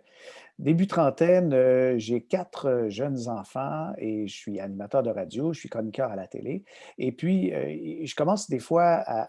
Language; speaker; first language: French; native; French